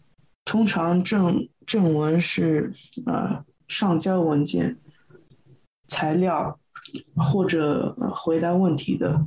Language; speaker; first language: Chinese; early bilingual, heritage; Chinese